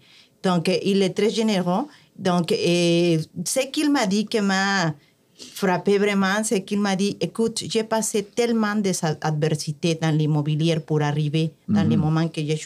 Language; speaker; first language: French; non-native, fluent; Spanish